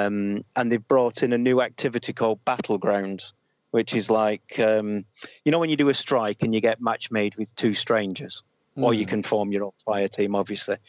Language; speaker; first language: English; native; English